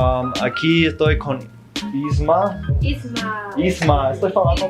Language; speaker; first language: Portuguese; non-native, learner; English